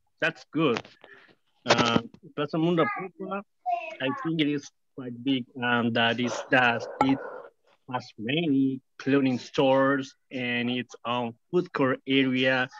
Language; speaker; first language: English; non-native, learner; Spanish